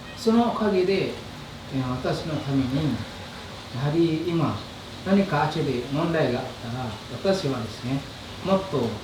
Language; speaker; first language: Japanese; non-native, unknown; Indonesian